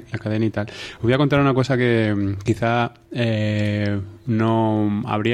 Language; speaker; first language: Spanish; native; Spanish